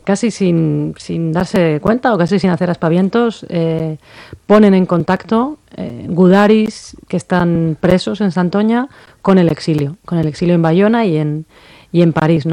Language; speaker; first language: Spanish; native; Spanish